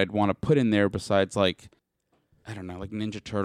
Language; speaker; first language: English; native; English